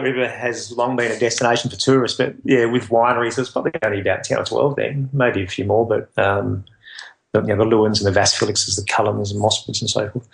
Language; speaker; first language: English; native; English